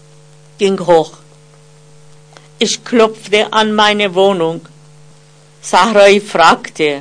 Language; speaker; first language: German; non-native, fluent; Persian